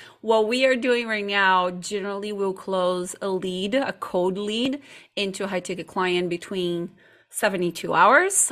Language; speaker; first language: English; non-native, fluent; Portuguese